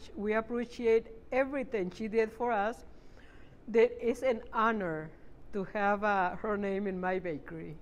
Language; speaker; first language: English; non-native, fluent; Spanish